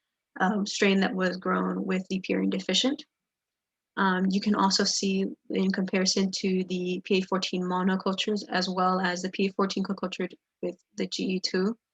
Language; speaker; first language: English; native; English